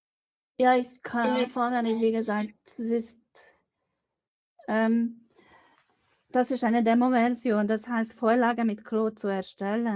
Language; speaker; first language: German; non-native, fluent; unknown